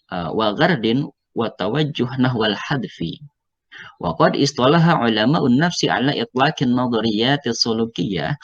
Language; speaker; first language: Arabic; non-native, fluent; Indonesian